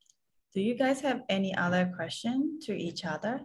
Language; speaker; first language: English; non-native, fluent; Khmer